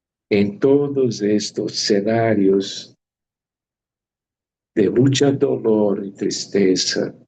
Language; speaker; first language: Spanish; non-native, fluent; Portuguese